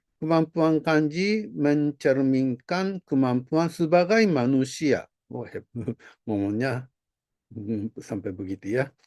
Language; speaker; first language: Indonesian; non-native, fluent; Japanese